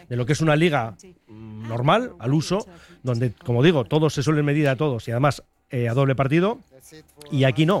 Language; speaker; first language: Spanish; native; Spanish